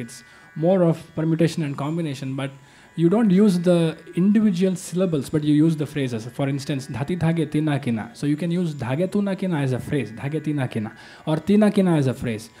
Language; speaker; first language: English; non-native, local second language; Kannada